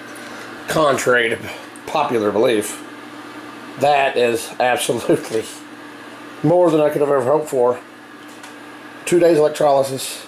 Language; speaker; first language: English; native; English